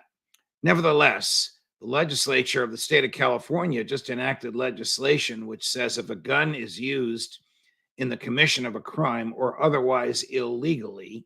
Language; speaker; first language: English; native; English